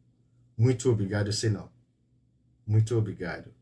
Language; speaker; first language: Portuguese; non-native, learner; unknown